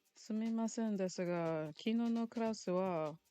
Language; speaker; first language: Japanese; non-native, learner; English